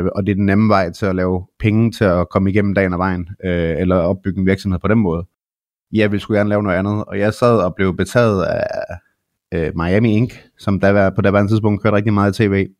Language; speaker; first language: Danish; early bilingual, other home language; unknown